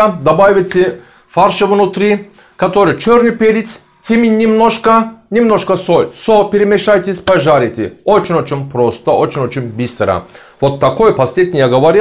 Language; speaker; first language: Russian; non-native, learner; Turkish